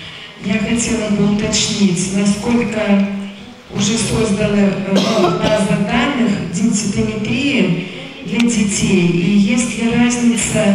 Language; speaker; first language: Russian; native; Russian